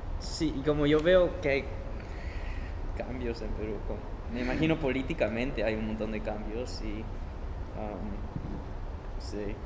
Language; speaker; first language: Spanish; early bilingual, heritage; Spanish